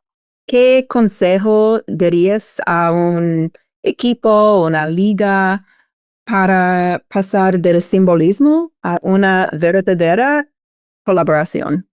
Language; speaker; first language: Spanish; non-native, fluent; English